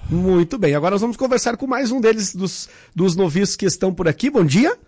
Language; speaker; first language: Portuguese; native; Portuguese